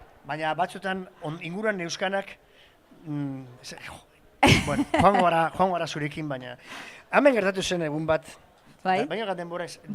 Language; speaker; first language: Basque; native; Basque